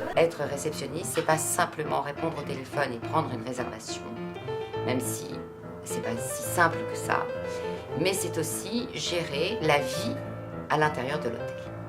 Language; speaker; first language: French; native; French